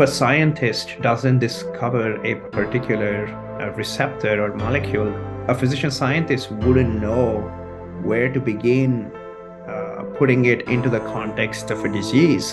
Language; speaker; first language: English; non-native, local second language; Hindi